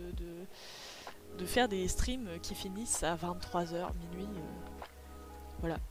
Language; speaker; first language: French; native; French